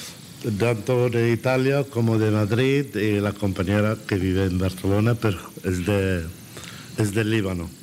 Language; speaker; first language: Spanish; non-native, fluent; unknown